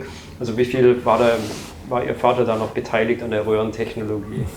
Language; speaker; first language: German; native; German